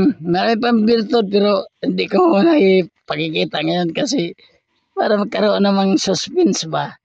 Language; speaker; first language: Filipino; non-native, local second language; Cebuano